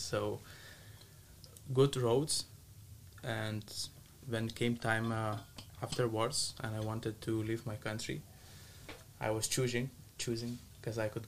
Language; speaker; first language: English; non-native, learner; Lithuanian